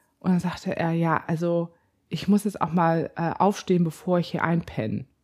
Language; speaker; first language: German; native; German